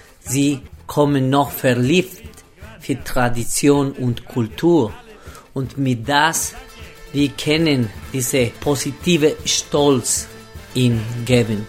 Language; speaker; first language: German; non-native, learner; Spanish